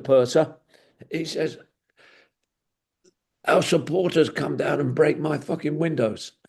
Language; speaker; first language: English; native; English